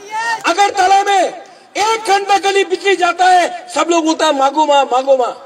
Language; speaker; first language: Hindi; non-native, local second language; Kok Borok